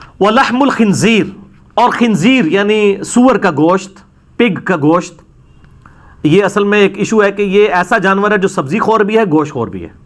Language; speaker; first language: Urdu; non-native, local second language; Punjabi